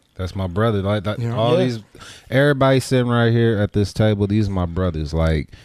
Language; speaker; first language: English; native; English